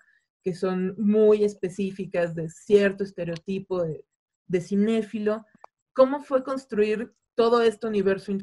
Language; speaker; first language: Spanish; native; Spanish